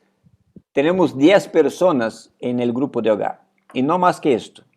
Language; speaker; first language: Spanish; non-native, fluent; Portuguese